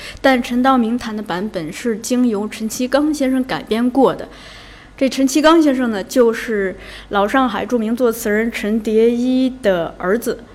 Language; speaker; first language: Chinese; native; Chinese